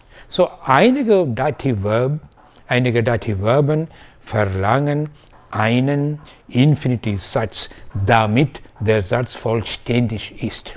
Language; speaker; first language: German; non-native, fluent; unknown